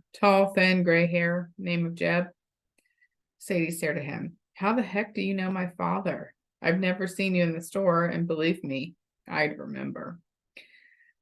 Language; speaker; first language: English; native; English